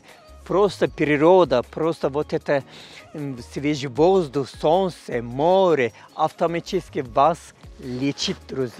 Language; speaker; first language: Russian; non-native, learner; Turkish